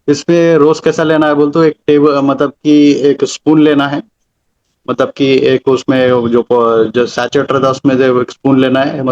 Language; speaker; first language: Hindi; non-native, local second language; Telugu